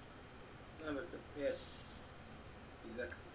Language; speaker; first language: English; non-native, learner; French